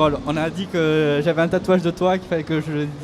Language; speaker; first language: French; native; French